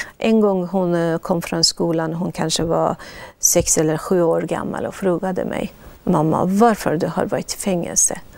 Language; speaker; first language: Swedish; non-native, fluent; Persian